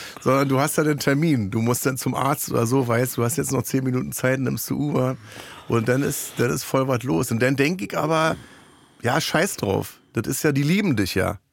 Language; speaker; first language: German; native; German